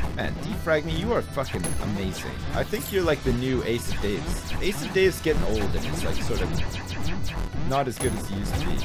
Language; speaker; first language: English; native; English